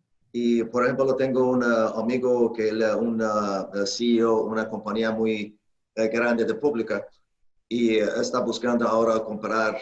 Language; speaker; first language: Spanish; non-native, learner; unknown